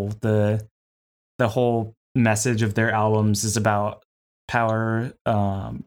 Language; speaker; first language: English; native; English